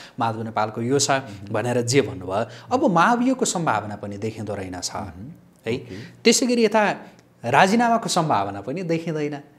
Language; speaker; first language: Nepali; native; Nepali